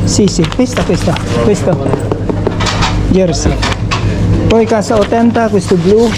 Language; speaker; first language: Italian; non-native, learner; Filipino